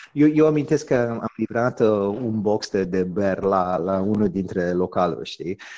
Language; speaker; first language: Romanian; early bilingual, heritage; Romanian